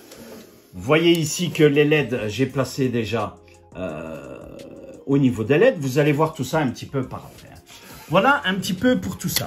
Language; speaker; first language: French; native; French